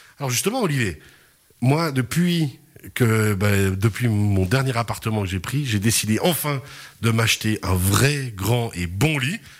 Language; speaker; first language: French; native; French